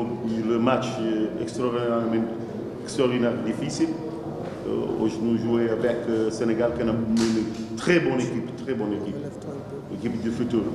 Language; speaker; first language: French; non-native, learner; Kabuverdianu